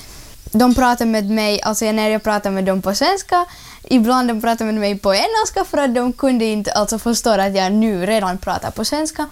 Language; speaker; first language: Swedish; non-native, learner; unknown